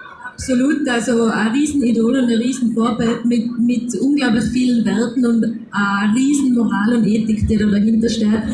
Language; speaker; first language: German; native; German